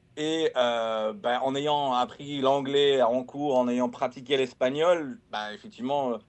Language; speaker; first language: French; native; French